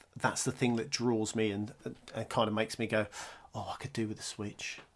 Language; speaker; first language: English; native; English